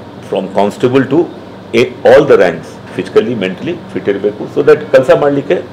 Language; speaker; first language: Kannada; non-native, fluent; Hindi